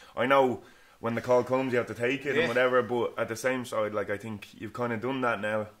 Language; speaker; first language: English; native; English